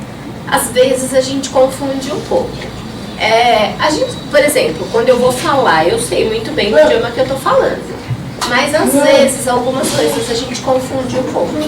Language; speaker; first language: Portuguese; early bilingual, other home language; Spanish